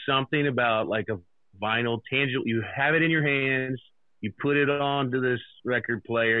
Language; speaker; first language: English; native; English